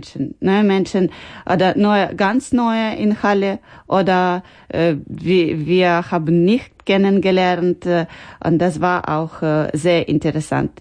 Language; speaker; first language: German; non-native, learner; Ukrainian